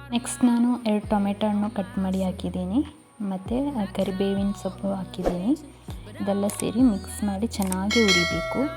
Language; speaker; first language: Kannada; non-native, local second language; Malayalam